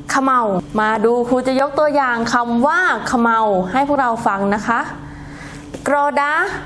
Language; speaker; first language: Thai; non-native, local second language; Northern Khmer